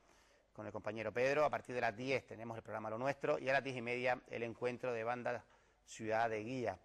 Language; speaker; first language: Spanish; native; Spanish